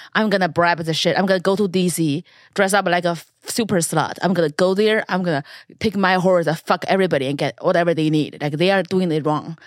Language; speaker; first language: English; non-native, fluent; Chinese